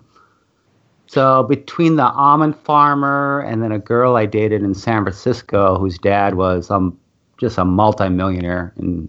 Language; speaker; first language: English; native; English